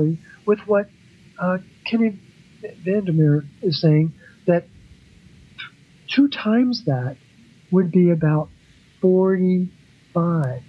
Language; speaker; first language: English; native; English